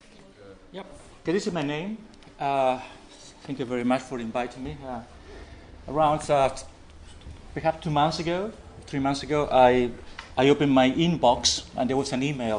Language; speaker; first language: English; non-native, fluent; Spanish